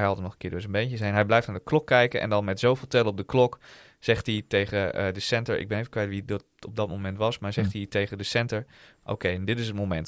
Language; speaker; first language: Dutch; native; Dutch